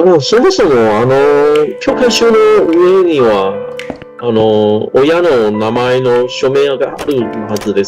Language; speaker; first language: Japanese; non-native, learner; Chinese